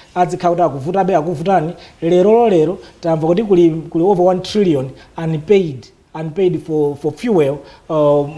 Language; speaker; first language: Nyanja; native; Nyanja